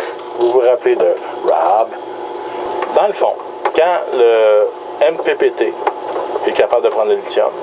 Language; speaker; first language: French; native; French